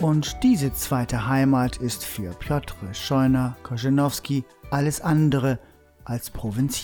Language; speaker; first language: German; native; German